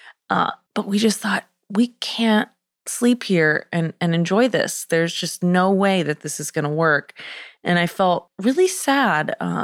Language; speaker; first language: English; native; English